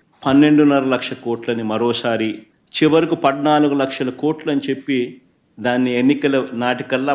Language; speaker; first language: Telugu; native; Telugu